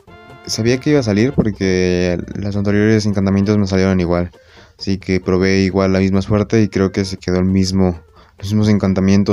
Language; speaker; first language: Spanish; native; Spanish